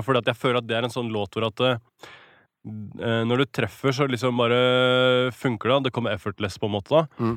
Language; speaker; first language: Norwegian; native; Norwegian